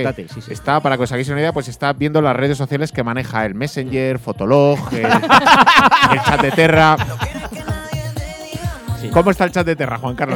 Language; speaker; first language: Spanish; native; Spanish